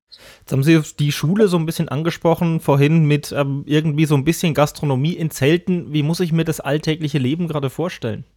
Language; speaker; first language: German; native; German